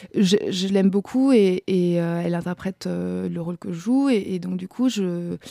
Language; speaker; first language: French; non-native, fluent; German